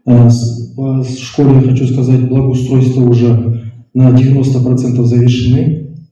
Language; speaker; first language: Russian; non-native, local second language; Kazakh